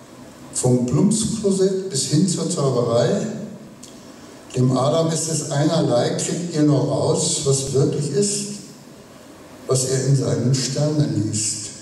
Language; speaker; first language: German; native; German